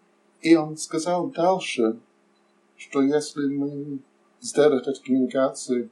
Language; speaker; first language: Russian; non-native, learner; English